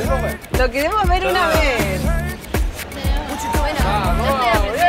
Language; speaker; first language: Spanish; native; Spanish